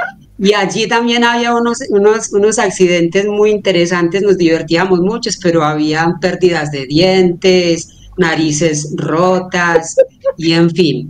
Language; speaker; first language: Spanish; native; Spanish